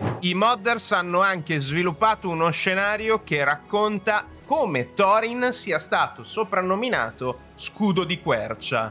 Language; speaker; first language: Italian; native; Italian